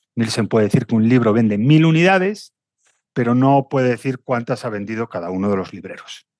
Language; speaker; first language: Spanish; native; Spanish